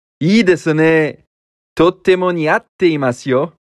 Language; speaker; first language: Japanese; non-native, learner; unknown